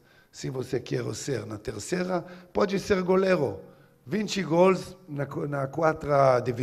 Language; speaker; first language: Portuguese; non-native, learner; Hebrew